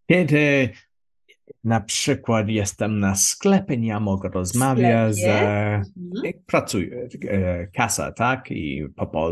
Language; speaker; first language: Polish; non-native, learner; English